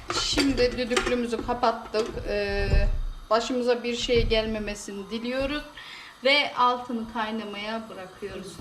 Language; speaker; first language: Turkish; native; Turkish